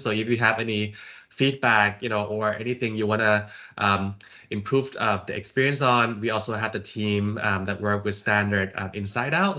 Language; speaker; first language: English; non-native, fluent; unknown